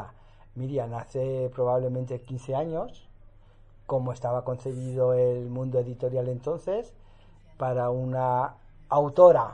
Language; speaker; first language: Spanish; native; Spanish